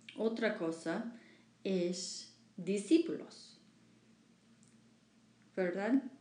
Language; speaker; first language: Spanish; non-native, learner; English